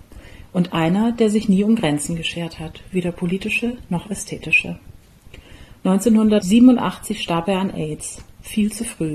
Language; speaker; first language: German; native; German